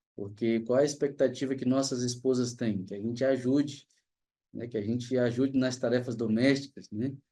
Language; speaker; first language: Portuguese; native; Portuguese